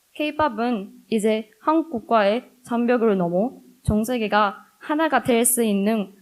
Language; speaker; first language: Korean; non-native, fluent; Japanese